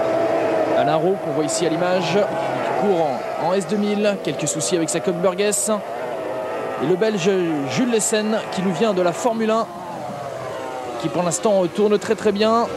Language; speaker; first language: French; native; French